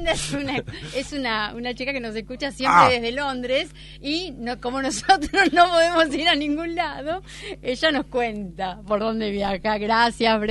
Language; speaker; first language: Spanish; native; Spanish